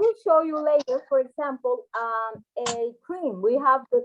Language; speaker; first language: English; non-native, fluent; Spanish